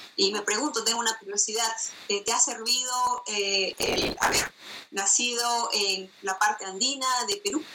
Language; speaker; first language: Spanish; native; Spanish